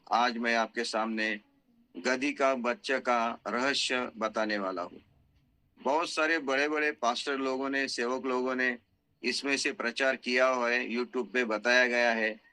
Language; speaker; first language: Hindi; non-native, local second language; Marathi